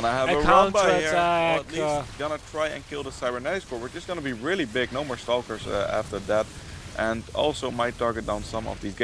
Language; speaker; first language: English; non-native, fluent; Dutch